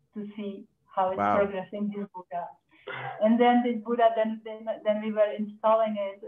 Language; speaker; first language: English; non-native, fluent; Czech